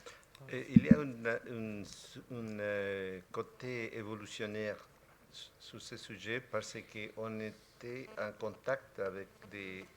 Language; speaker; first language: French; non-native, fluent; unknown